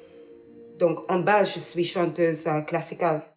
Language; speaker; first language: French; non-native, learner; English